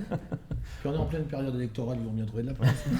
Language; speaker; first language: French; native; French